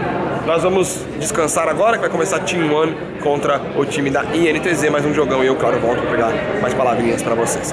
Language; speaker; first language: Portuguese; native; Portuguese